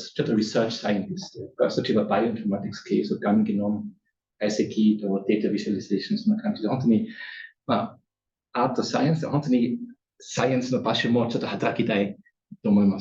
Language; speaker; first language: Japanese; non-native, learner; German